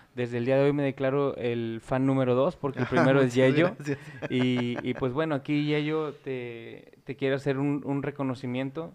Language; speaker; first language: Spanish; native; Spanish